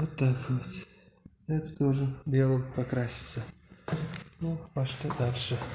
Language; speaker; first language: Russian; non-native, learner; Uzbek